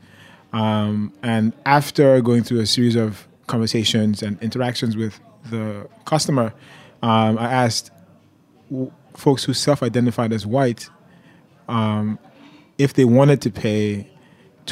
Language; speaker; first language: English; non-native, local second language; Yoruba